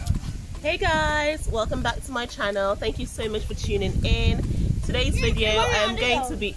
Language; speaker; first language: English; non-native, local second language; Akan